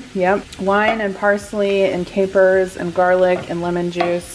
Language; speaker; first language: English; native; English